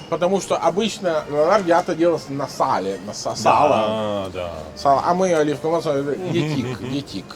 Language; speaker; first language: Russian; non-native, fluent; Italian